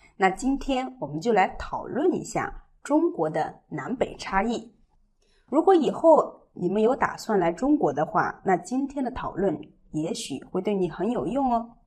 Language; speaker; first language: Chinese; native; Chinese